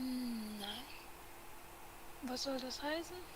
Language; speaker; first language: German; non-native, learner; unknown